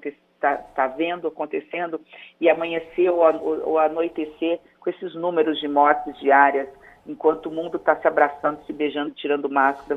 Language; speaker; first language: Portuguese; native; Portuguese